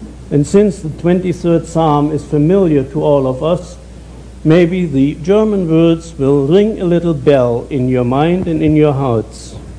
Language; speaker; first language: English; non-native, fluent; German